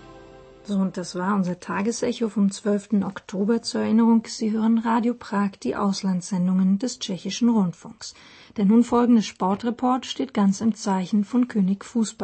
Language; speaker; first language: German; native; German